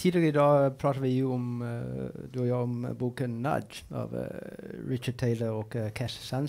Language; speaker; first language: Swedish; non-native, fluent; English